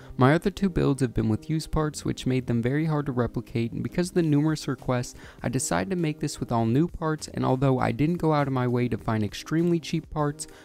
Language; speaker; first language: English; native; English